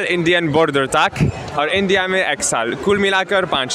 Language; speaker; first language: Hindi; non-native, learner; German